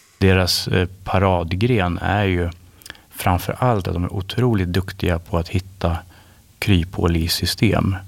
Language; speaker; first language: Swedish; native; Swedish